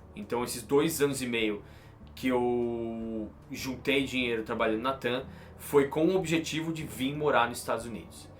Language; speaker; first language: Portuguese; native; Portuguese